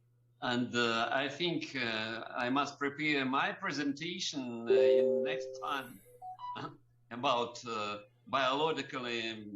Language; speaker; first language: English; non-native, learner; Russian